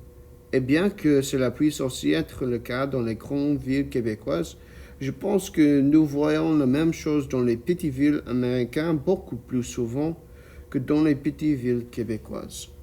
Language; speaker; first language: French; non-native, learner; English